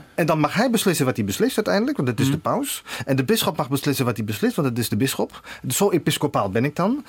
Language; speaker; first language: Dutch; native; Dutch